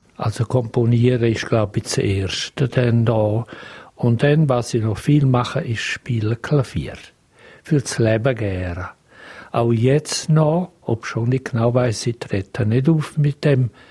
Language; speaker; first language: German; non-native, local second language; Romansh